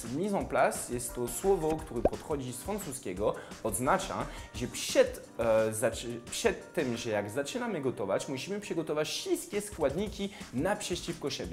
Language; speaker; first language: Polish; non-native, fluent; French